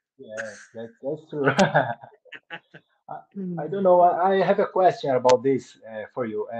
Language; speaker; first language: English; non-native, learner; Portuguese